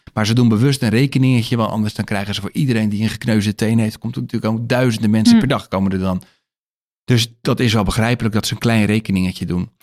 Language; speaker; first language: Dutch; native; Dutch